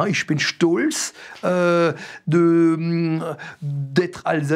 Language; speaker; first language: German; non-native, local second language; French